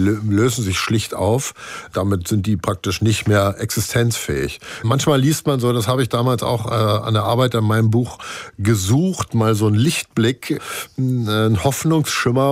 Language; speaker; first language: German; native; German